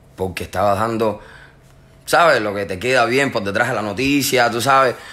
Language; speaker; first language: Spanish; native; Spanish